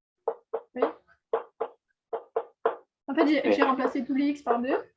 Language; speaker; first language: French; native; French